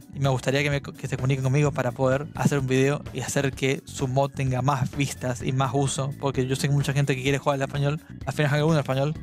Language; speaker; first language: Spanish; native; Spanish